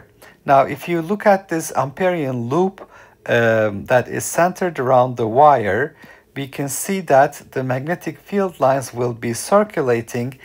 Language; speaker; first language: English; non-native, fluent; Turkish